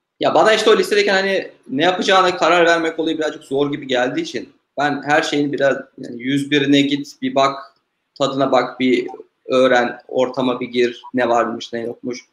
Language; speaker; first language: Turkish; native; Turkish